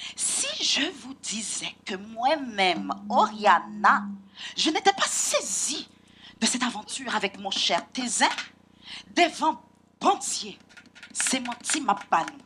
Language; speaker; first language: French; non-native, local second language; Haitian Creole